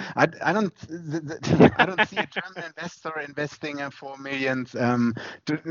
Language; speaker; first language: English; non-native, fluent; German